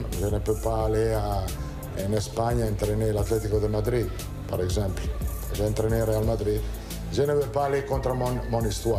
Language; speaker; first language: French; non-native, learner; Italian